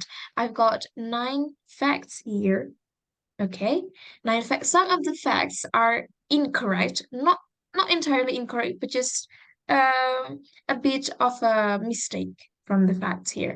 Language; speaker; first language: English; non-native, fluent; Indonesian